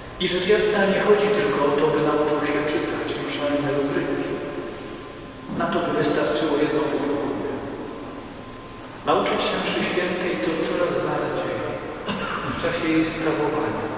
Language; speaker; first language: Polish; native; Polish